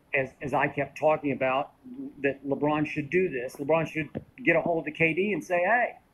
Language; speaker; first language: English; native; English